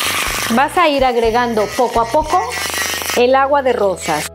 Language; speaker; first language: Spanish; native; Spanish